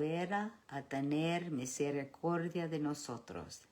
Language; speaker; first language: Spanish; early bilingual, heritage; Spanish